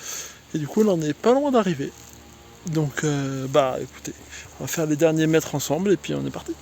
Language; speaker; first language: French; native; French